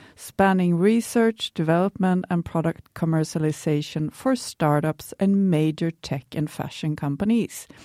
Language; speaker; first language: English; non-native, fluent; Swedish